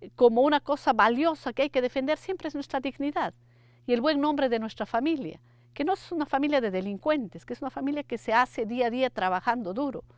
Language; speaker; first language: Spanish; native; Spanish